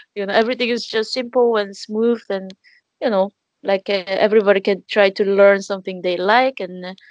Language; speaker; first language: English; non-native, fluent; Korean